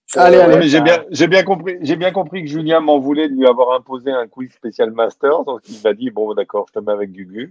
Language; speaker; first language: French; native; French